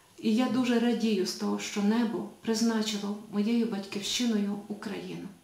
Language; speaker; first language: Ukrainian; native; Ukrainian